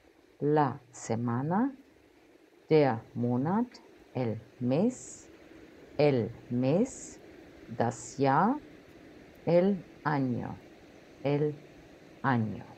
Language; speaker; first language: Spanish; non-native, fluent; German